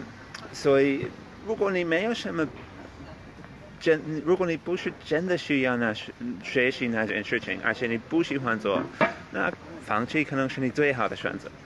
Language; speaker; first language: Chinese; non-native, fluent; English